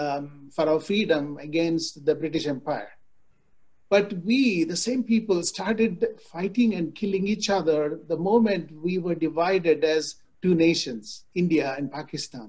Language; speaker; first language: English; non-native, local second language; Telugu